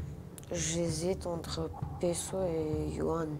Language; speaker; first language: French; non-native, learner; Urdu